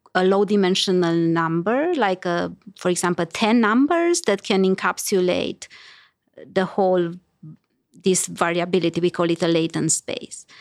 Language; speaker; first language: English; non-native, fluent; Romanian